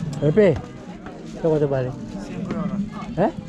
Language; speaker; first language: Spanish; non-native, learner; Filipino